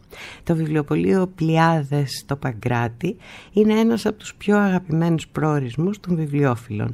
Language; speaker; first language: Greek; native; Greek